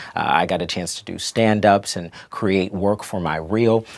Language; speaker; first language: English; native; English